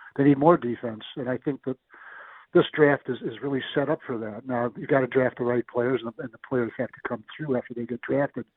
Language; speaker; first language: English; native; English